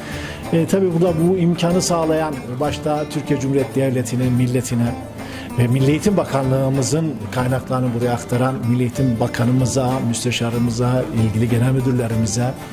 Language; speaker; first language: Turkish; native; Turkish